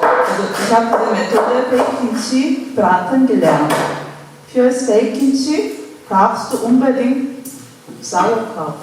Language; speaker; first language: German; non-native, learner; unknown